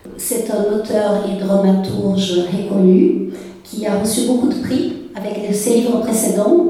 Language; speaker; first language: French; non-native, fluent; Portuguese